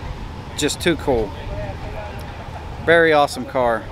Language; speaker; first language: English; native; English